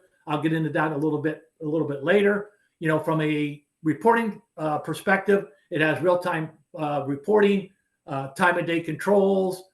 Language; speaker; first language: English; native; English